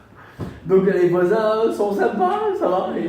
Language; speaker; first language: French; non-native, fluent; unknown